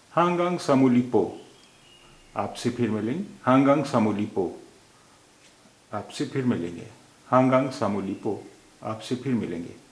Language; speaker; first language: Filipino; non-native, fluent; Hindi